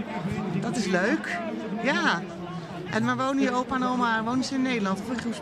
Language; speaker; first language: Dutch; native; Dutch